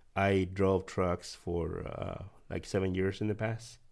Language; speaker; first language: English; early bilingual, other home language; Spanish